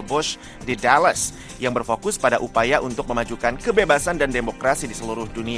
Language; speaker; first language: Indonesian; native; Indonesian